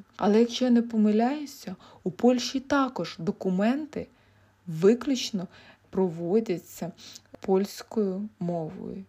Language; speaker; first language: Ukrainian; native; Ukrainian